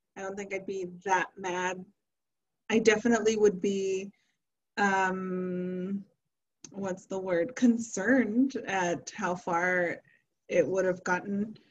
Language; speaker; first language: English; early bilingual, other home language; Spanish